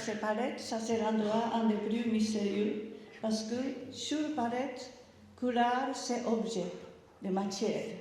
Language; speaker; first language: French; non-native, learner; Japanese